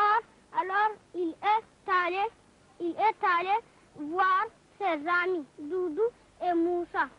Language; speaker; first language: French; non-native, learner; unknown